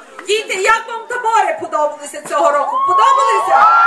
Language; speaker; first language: Ukrainian; early bilingual, heritage; Ukrainian